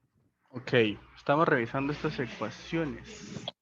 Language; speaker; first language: Spanish; native; Spanish